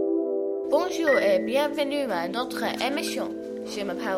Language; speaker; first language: French; non-native, learner; English